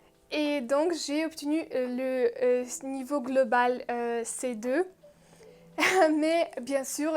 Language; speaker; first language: French; non-native, fluent; Russian